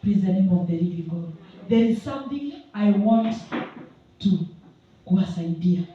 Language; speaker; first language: English; non-native, local second language; Swahili